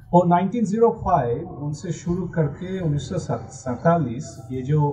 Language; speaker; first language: Hindi; non-native, local second language; Bangla